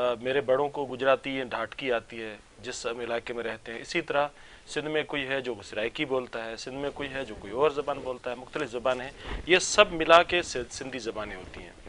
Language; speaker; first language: Urdu; non-native, local second language; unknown